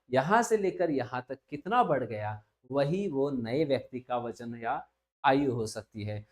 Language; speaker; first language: Hindi; non-native, local second language; Marathi